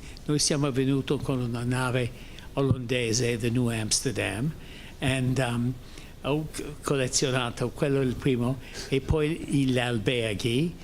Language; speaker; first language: Italian; non-native, fluent; English